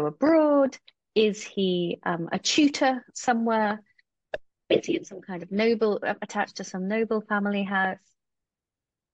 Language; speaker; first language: English; native; English